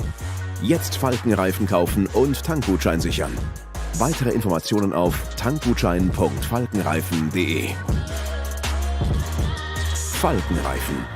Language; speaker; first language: German; native; German